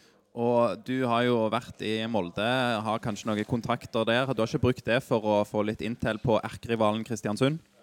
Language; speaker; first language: Norwegian; native; Norwegian